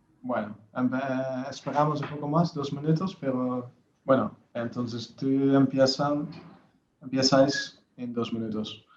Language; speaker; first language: Spanish; non-native, learner; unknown